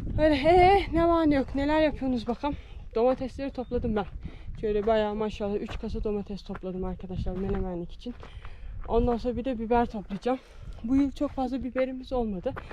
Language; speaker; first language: Turkish; native; Turkish